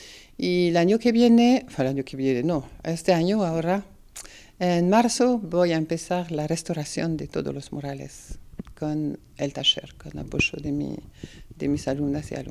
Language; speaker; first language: Spanish; non-native, fluent; French